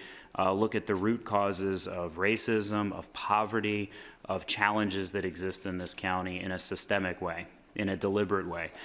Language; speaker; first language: English; native; English